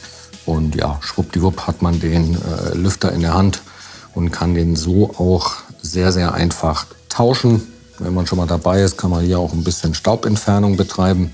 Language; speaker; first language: German; native; German